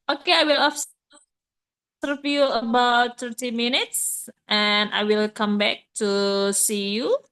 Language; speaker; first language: English; non-native, learner; Indonesian